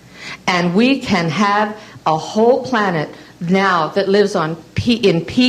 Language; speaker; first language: English; native; English